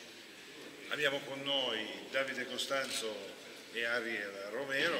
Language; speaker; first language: Italian; native; Italian